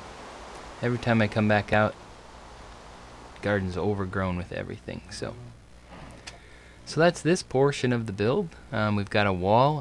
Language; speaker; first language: English; native; English